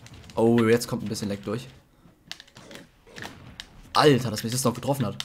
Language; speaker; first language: German; native; German